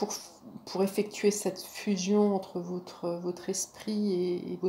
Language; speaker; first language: French; native; French